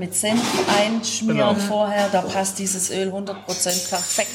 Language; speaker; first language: German; native; German